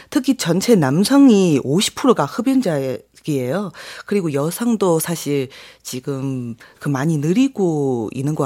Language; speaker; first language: Korean; non-native, fluent; Chinese